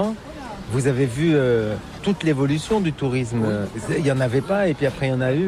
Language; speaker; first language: French; native; French